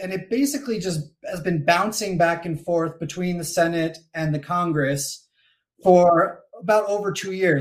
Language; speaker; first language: English; native; English